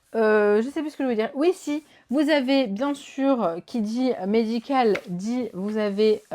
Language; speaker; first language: French; native; French